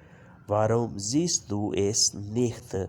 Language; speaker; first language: German; non-native, fluent; Urdu